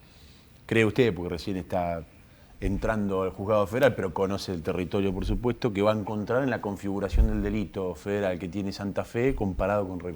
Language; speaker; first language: Spanish; native; Spanish